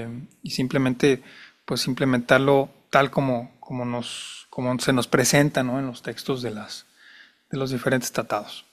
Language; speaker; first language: Spanish; native; Spanish